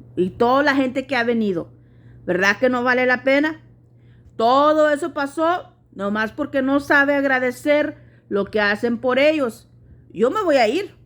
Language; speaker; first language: Spanish; early bilingual, heritage; Spanish